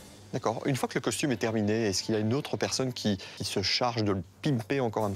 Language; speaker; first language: French; native; French